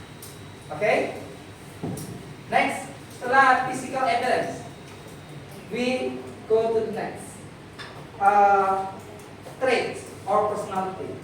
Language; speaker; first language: English; non-native, fluent; Indonesian